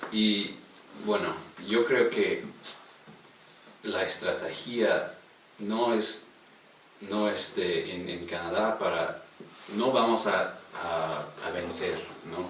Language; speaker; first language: Spanish; non-native, fluent; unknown